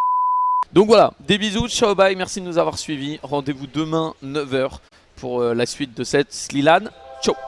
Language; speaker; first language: French; native; French